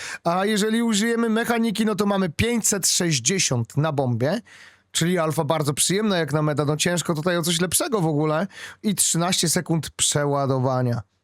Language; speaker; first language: Polish; native; Polish